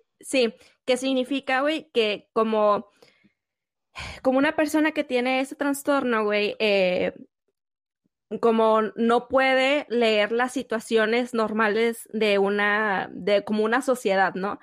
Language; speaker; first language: Spanish; native; Spanish